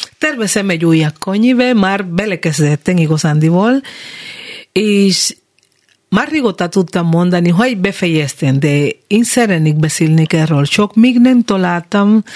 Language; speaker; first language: Hungarian; non-native, learner; Spanish